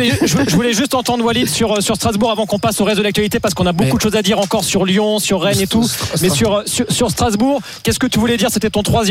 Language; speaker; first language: French; native; French